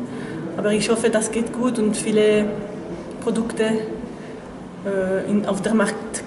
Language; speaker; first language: German; non-native, local second language; French